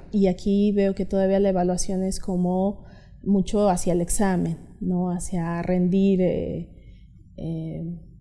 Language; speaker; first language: Spanish; native; Spanish